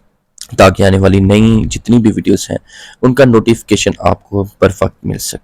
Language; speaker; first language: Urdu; non-native, local second language; Punjabi